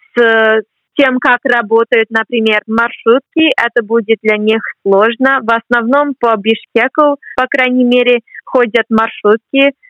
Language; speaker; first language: Russian; non-native, fluent; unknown